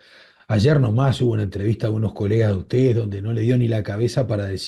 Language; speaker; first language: Spanish; native; Spanish